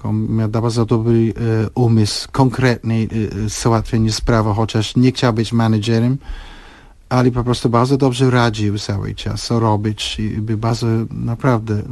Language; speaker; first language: Polish; non-native, fluent; English